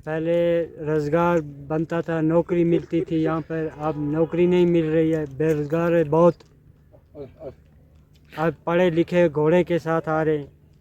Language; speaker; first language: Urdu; non-native, local second language; Kashmiri